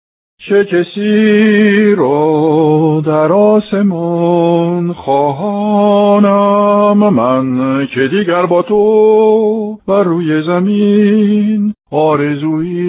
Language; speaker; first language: Persian; non-native, fluent; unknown